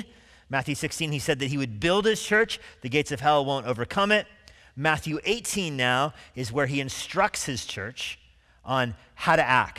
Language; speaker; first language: English; native; English